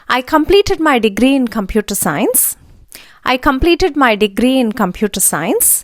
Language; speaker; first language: English; non-native, local second language; Telugu